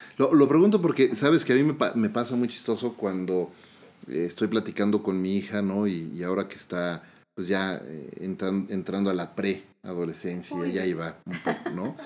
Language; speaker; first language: Spanish; native; Spanish